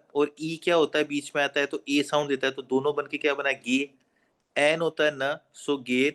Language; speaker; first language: Hindi; native; Hindi